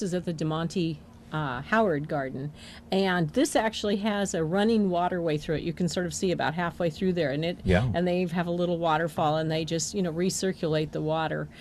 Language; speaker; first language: English; native; English